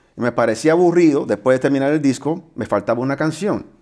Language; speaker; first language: Spanish; early bilingual, heritage; Spanish